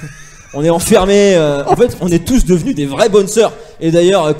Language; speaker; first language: French; native; French